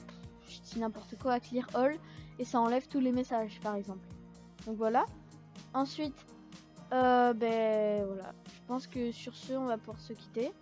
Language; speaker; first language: French; native; French